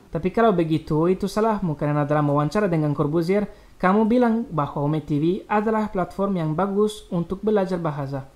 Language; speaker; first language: Indonesian; non-native, learner; Romanian